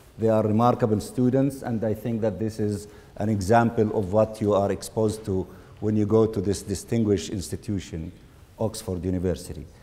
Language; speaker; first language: English; non-native, fluent; Arabic